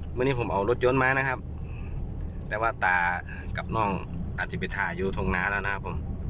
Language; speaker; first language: Thai; non-native, local second language; Lao